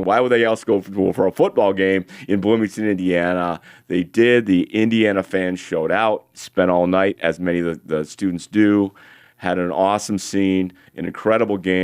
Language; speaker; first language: English; native; English